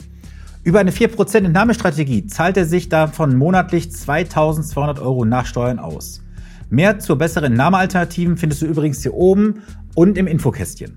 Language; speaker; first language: German; native; German